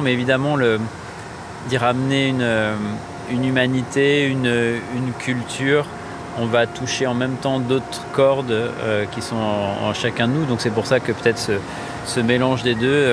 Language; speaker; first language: French; native; French